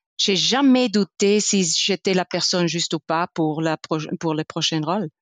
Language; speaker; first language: French; non-native, fluent; Italian